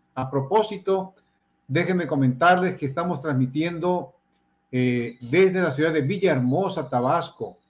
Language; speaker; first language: Spanish; native; Spanish